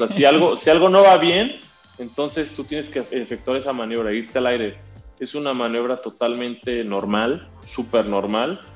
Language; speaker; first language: Spanish; native; Spanish